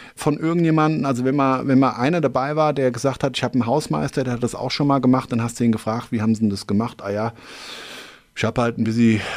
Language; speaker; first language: German; native; German